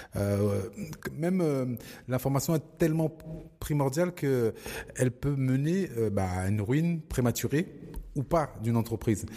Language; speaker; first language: French; early bilingual, other home language; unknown